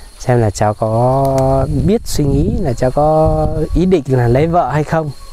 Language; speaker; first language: Vietnamese; non-native, local second language; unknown